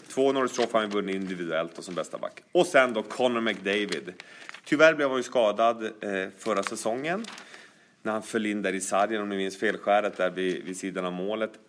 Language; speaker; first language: Swedish; native; Swedish